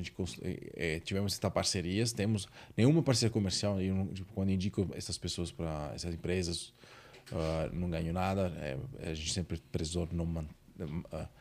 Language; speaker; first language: Portuguese; non-native, fluent; Italian